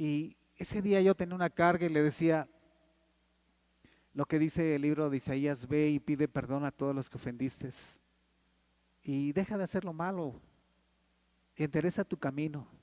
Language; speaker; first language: Spanish; native; Spanish